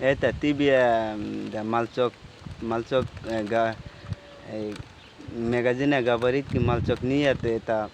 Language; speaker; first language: Russian; non-native, learner; Bangla